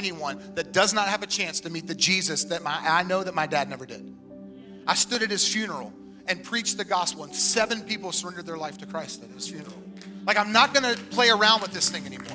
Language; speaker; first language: English; native; English